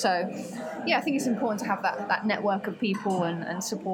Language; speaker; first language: English; native; English